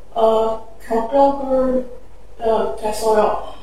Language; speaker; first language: Korean; non-native, learner; Chinese